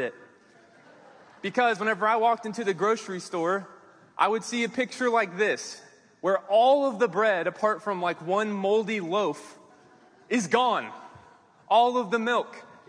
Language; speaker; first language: English; native; English